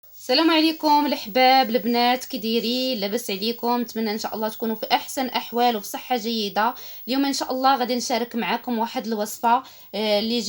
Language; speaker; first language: Arabic; native; Arabic